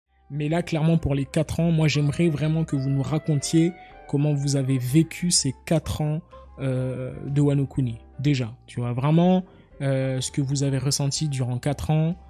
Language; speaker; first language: French; native; French